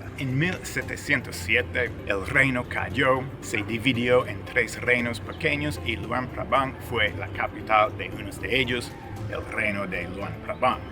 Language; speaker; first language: Spanish; non-native, fluent; English